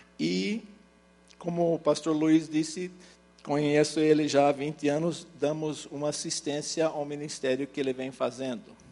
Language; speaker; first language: Portuguese; early bilingual, other home language; English